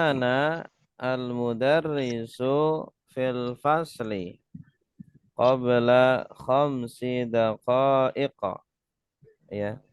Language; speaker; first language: Arabic; non-native, fluent; Indonesian